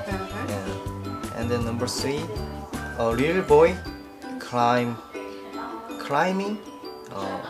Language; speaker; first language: English; non-native, learner; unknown